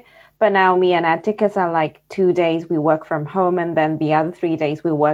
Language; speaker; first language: English; non-native, local second language; Cantonese